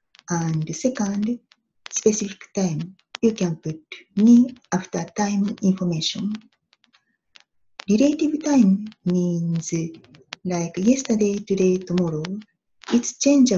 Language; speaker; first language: English; non-native, learner; Japanese